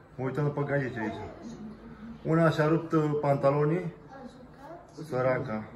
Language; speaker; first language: Romanian; early bilingual, heritage; Romanian